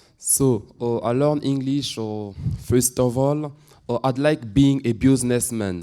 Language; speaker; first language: English; non-native, learner; French